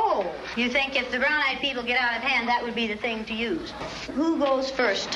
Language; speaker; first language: English; native; English